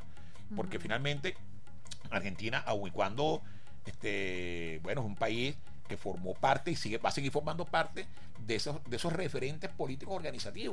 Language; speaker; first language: Spanish; native; Spanish